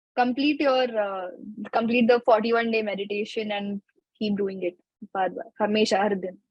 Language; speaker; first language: Hindi; native; Hindi